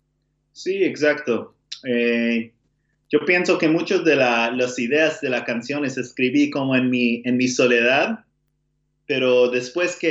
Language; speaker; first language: Spanish; non-native, learner; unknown